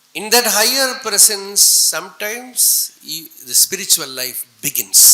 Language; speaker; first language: English; non-native, local second language; Tamil